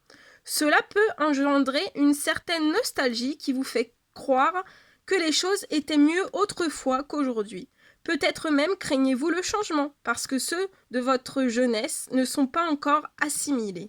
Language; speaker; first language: French; native; French